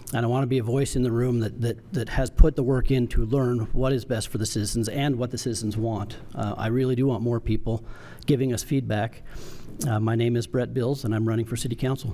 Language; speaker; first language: English; native; English